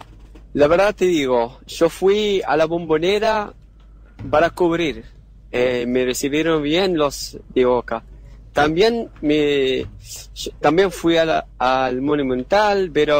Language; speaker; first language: Spanish; non-native, learner; Arabic